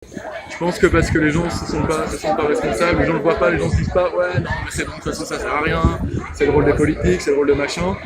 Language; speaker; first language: French; native; French